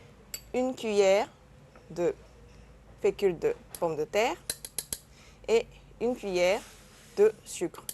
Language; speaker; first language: French; non-native, learner; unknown